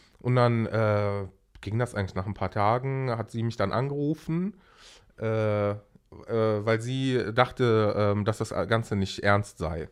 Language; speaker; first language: German; early bilingual, other home language; Arabic